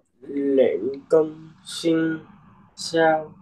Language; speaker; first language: Chinese; non-native, learner; Vietnamese